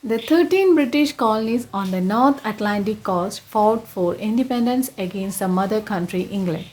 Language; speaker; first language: English; non-native, local second language; Malayalam